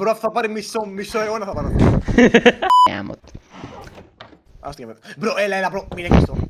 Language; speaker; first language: Greek; native; Greek